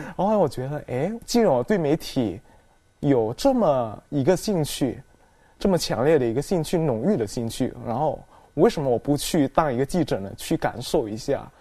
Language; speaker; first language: Chinese; non-native, fluent; Indonesian